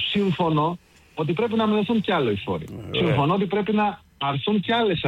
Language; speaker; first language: Greek; native; Greek